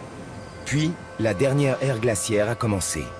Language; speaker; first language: French; native; French